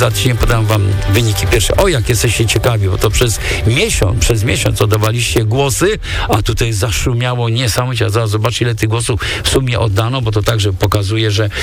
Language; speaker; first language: Polish; native; Polish